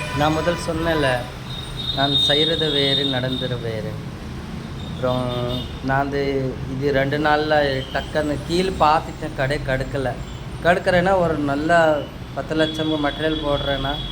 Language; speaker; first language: Tamil; non-native, local second language; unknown